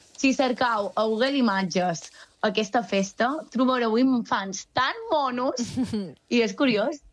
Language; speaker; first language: Catalan; native; Catalan